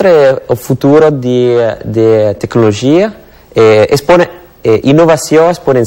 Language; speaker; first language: Portuguese; non-native, learner; Italian